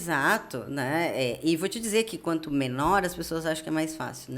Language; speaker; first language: Portuguese; native; Portuguese